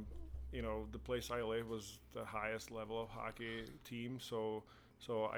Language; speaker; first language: English; non-native, fluent; Czech